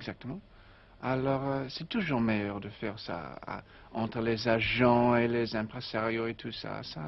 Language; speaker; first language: French; non-native, learner; English